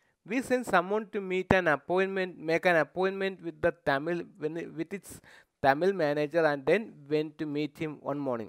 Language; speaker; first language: English; non-native, local second language; Malayalam